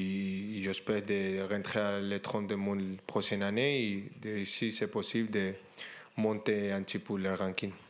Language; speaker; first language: French; non-native, fluent; Spanish